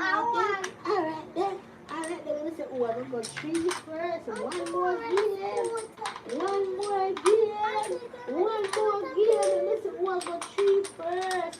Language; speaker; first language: English; non-native, local second language; Jamaican Creole English